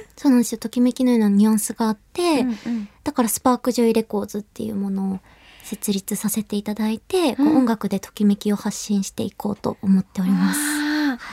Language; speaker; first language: Japanese; native; Japanese